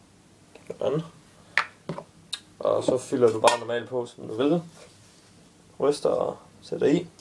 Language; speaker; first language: Danish; native; Danish